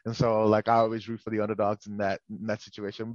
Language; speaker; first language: English; non-native, local second language; Yoruba